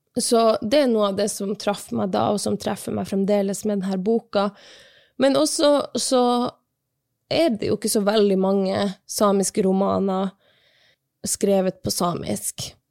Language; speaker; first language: Norwegian; non-native, local second language; Northern Sami